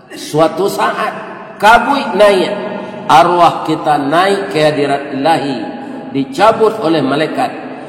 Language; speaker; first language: Malay; non-native, local second language; Minangkabau